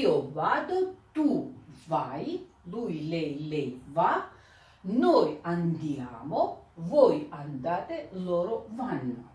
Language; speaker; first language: Italian; non-native, fluent; Georgian